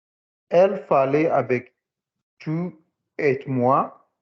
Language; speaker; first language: French; non-native, learner; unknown